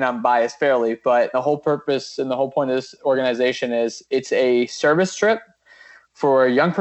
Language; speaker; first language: English; native; English